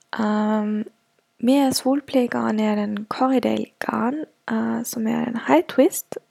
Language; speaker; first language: Swedish; non-native, fluent; German